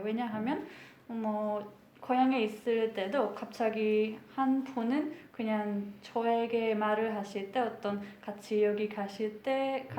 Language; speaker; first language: Korean; non-native, fluent; Hungarian